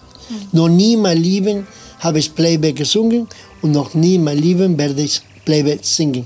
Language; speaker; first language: German; non-native, learner; Spanish